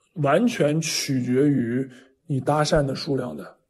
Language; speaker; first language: Chinese; native; Chinese